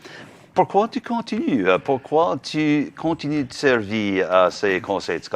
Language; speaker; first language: French; non-native, learner; English